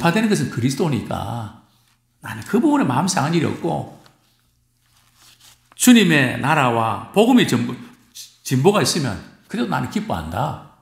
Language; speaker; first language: Korean; native; Korean